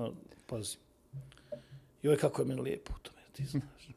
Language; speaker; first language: Serbian; native; Serbian